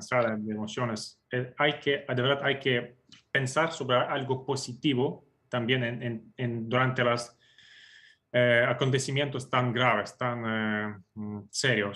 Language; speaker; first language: Spanish; non-native, fluent; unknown